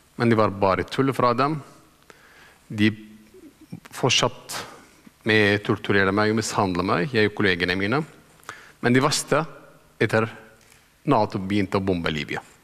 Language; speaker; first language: Norwegian; non-native, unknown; Arabic